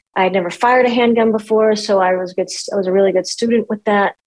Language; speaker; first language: English; native; English